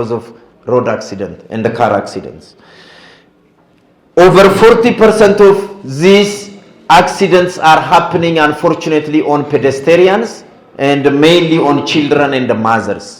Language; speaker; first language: English; non-native, fluent; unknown